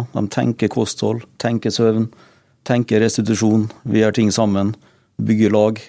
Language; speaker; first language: Norwegian; native; Norwegian